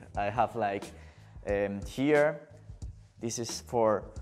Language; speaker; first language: English; non-native, fluent; Spanish